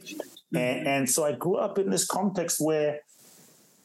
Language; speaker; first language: English; native; English